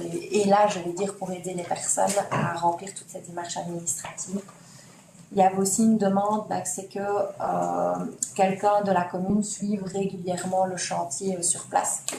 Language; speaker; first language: French; native; French